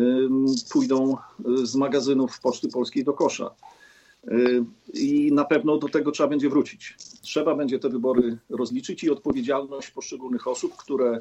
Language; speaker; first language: Polish; native; Polish